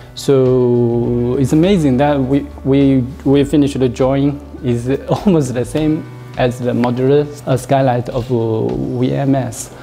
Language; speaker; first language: English; non-native, learner; Chinese